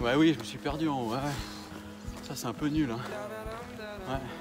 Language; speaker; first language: French; native; French